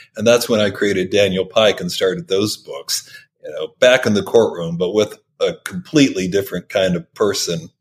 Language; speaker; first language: English; native; English